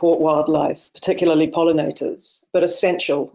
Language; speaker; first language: English; native; English